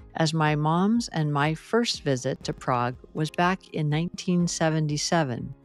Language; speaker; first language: English; native; English